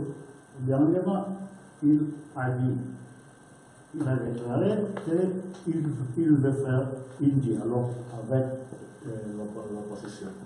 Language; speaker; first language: French; non-native, learner; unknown